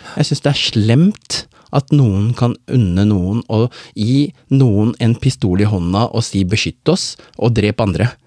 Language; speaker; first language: Norwegian; early bilingual, other home language; Tamil